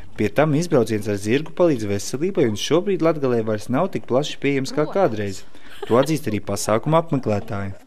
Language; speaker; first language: Latvian; native; Latvian